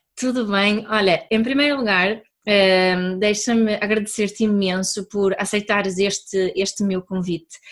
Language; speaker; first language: Portuguese; early bilingual, other home language; Swedish